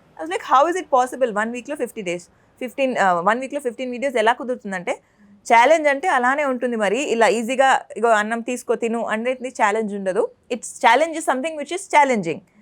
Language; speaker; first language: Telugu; non-native, local second language; Urdu